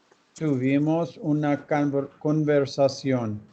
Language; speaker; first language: Spanish; non-native, learner; English